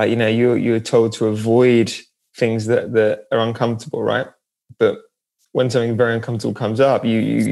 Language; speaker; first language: English; native; English